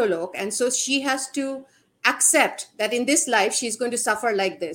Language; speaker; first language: English; non-native, local second language; Bangla